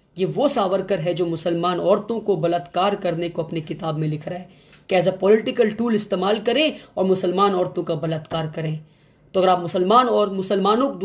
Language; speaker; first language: Hindi; non-native, local second language; Kannada